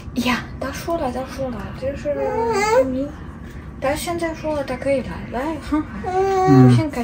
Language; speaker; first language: Chinese; non-native, learner; Ukrainian